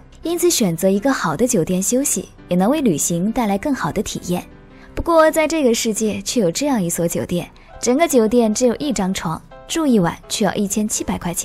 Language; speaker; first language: Chinese; native; Chinese